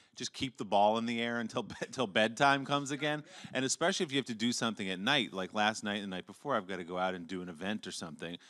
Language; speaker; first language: English; native; English